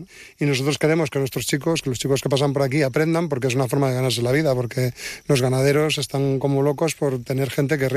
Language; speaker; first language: Spanish; native; Spanish